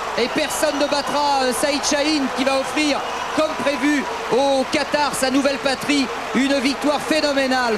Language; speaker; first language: French; native; French